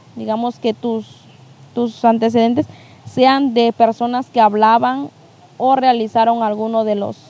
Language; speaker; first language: Spanish; native; Spanish